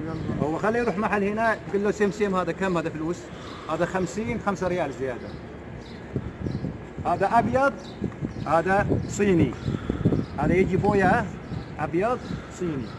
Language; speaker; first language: Arabic; non-native, learner; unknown